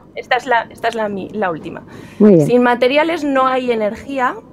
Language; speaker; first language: Spanish; native; Spanish